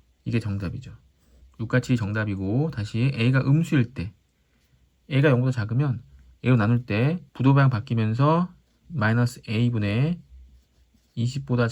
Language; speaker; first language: Korean; native; Korean